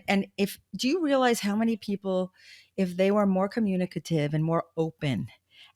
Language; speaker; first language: English; native; English